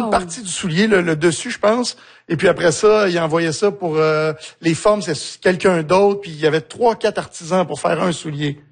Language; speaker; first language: French; native; French